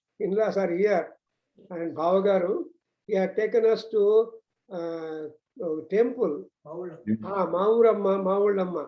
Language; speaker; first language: English; non-native, local second language; Telugu